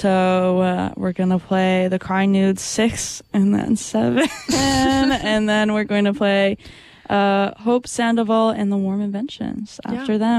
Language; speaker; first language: English; native; English